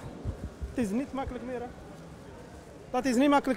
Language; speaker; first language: Dutch; non-native, fluent; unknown